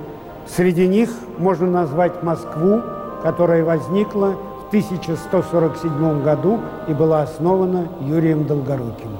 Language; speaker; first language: Russian; native; Russian